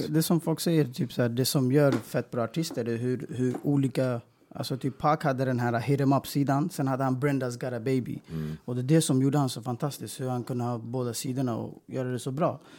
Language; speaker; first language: Swedish; early bilingual, other home language; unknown